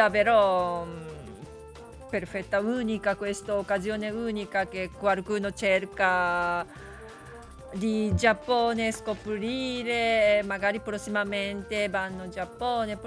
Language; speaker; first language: Italian; non-native, learner; Japanese